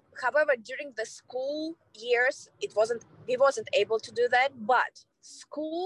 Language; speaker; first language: English; non-native, fluent; Kazakh